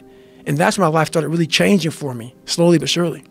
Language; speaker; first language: English; native; English